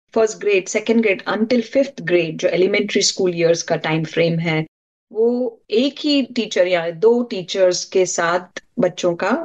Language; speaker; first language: Hindi; non-native, local second language; Marathi